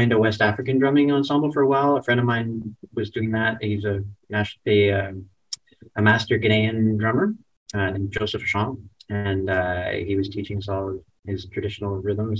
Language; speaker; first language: English; native; English